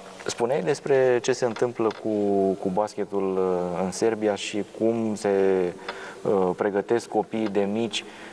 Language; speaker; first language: Romanian; native; Romanian